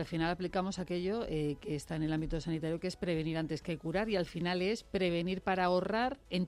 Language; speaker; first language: Spanish; native; Spanish